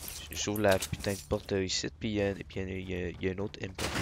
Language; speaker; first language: French; native; French